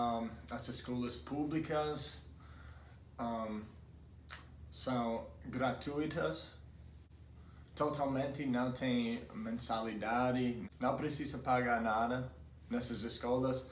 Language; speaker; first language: Portuguese; non-native, fluent; English